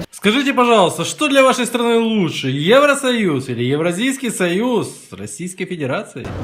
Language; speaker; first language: Russian; native; Russian